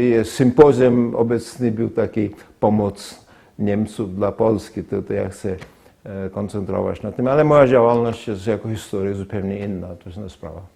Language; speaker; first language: Polish; non-native, fluent; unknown